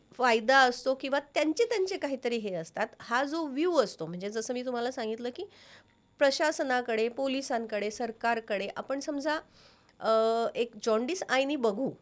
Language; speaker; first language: Marathi; native; Marathi